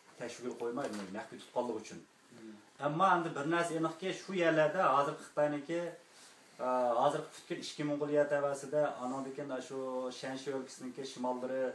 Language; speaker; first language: Uzbek; early bilingual, heritage; Uyghur